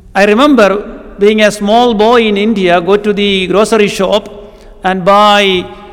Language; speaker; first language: English; non-native, local second language; Malayalam